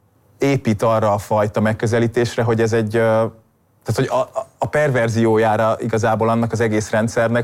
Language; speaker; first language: Hungarian; native; Hungarian